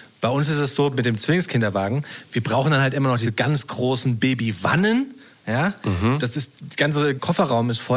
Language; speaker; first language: German; native; German